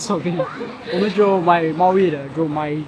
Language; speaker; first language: Chinese; non-native, fluent; Amharic